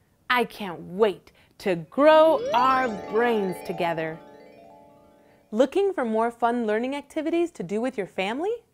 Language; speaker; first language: English; early bilingual, other home language; Spanish